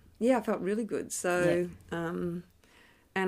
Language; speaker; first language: English; native; English